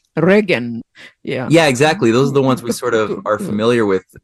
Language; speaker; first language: English; native; English